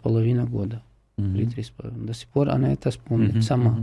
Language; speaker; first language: Russian; non-native, fluent; Arabic